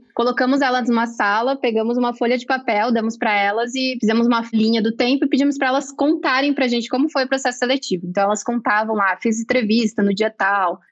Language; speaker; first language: Portuguese; native; Portuguese